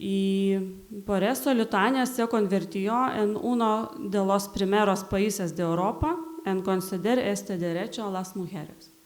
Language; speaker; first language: Spanish; non-native, learner; Lithuanian